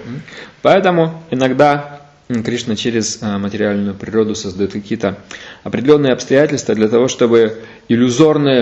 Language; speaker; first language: Russian; native; Russian